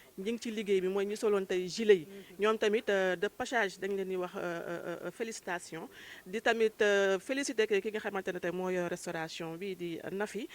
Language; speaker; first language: Wolof; native; Wolof